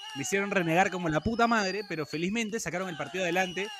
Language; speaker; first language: Spanish; native; Spanish